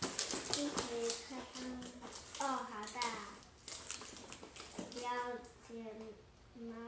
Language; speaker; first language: Chinese; early bilingual, heritage; Chinese